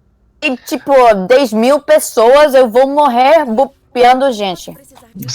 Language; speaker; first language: Portuguese; non-native, learner; Spanish